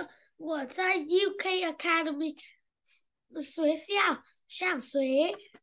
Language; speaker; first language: Chinese; non-native, learner; Vietnamese